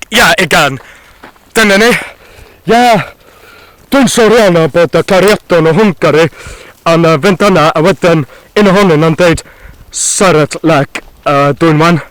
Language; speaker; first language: Welsh; non-native, learner; Hungarian